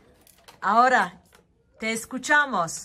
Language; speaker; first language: Spanish; non-native, learner; Turkish